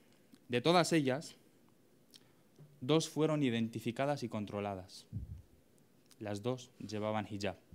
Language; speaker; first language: Spanish; native; Spanish